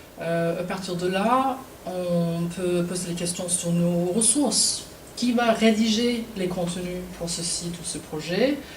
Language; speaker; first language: French; non-native, fluent; English